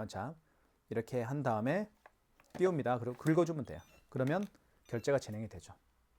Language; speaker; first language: Korean; native; Korean